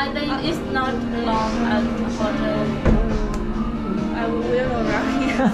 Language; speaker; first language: English; non-native, learner; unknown